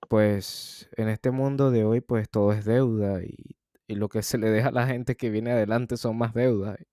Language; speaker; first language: Spanish; native; Spanish